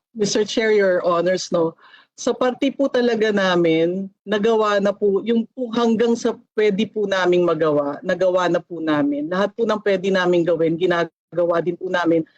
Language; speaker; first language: Filipino; native; Filipino